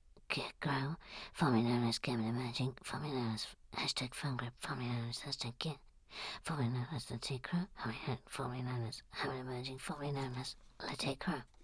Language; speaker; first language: English; native; English